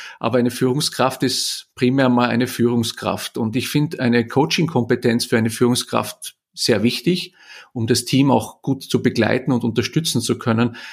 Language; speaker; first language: German; native; German